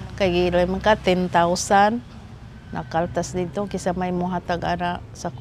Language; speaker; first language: Cebuano; native; Cebuano